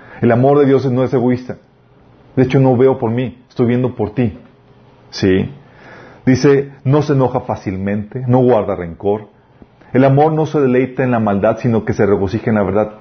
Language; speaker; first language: Spanish; native; Spanish